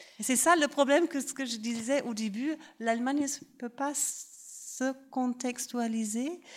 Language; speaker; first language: French; non-native, fluent; German